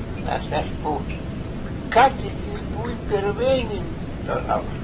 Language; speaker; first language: Greek; non-native, learner; Russian